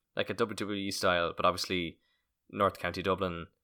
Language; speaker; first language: English; native; English